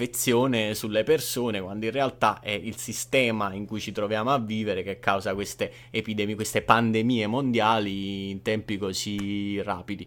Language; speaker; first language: Italian; native; Italian